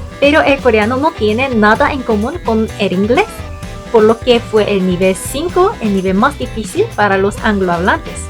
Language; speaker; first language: Spanish; non-native, fluent; Korean